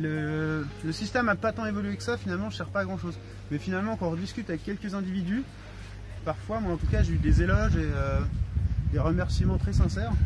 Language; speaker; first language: French; native; French